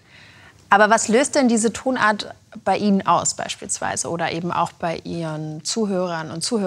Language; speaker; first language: German; native; German